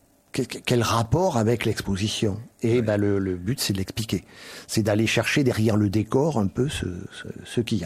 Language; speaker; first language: French; native; French